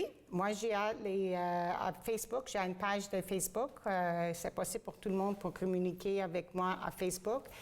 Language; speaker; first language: French; non-native, fluent; Greek